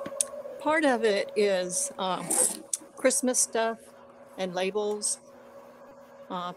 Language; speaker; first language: English; native; English